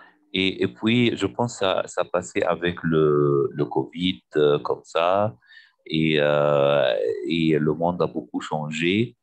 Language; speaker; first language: French; non-native, fluent; Arabic